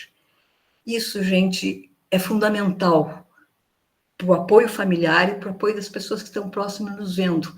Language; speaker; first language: Portuguese; native; Portuguese